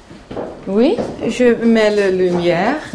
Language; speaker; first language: French; non-native, learner; Dutch